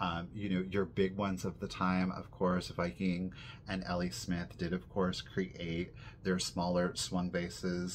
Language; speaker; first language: English; native; English